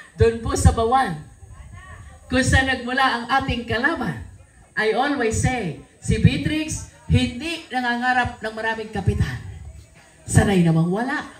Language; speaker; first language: Filipino; native; Filipino